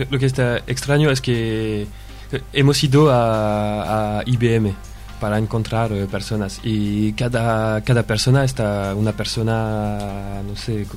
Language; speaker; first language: Spanish; non-native, fluent; French